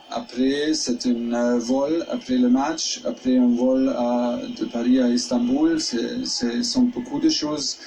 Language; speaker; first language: French; non-native, fluent; German